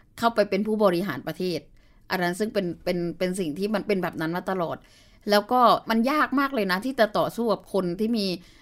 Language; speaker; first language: Thai; early bilingual, other home language; Burmese